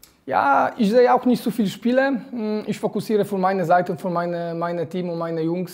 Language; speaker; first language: German; non-native, fluent; Polish